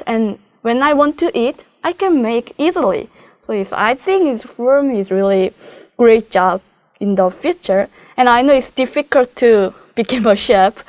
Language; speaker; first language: English; non-native, learner; Korean